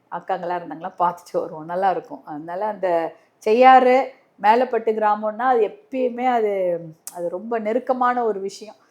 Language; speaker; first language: Tamil; native; Tamil